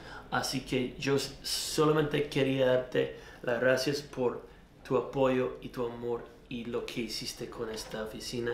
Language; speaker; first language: Spanish; non-native, learner; English